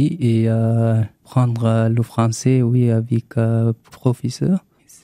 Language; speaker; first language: French; non-native, learner; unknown